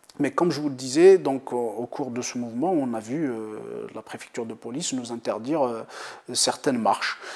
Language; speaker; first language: French; non-native, local second language; Kabyle